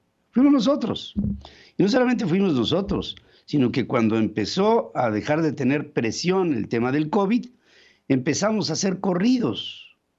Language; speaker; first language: Spanish; native; Spanish